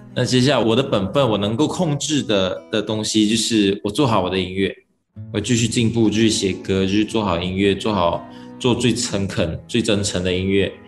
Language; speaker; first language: Chinese; non-native, local second language; Malay